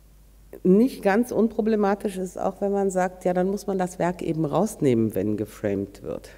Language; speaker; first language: German; native; German